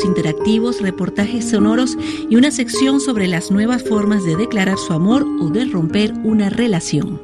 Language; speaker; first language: Spanish; native; Spanish